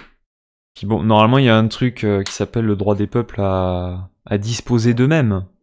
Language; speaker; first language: French; native; French